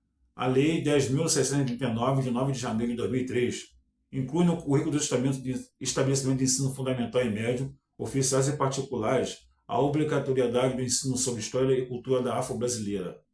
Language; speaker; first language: Portuguese; native; Portuguese